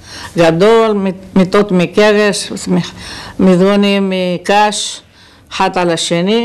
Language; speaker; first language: Hebrew; non-native, local second language; Arabic